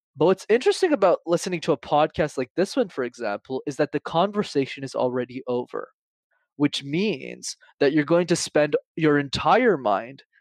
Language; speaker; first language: English; native; English